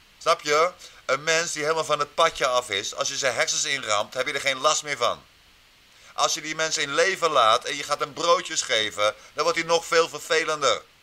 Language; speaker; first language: Dutch; native; Dutch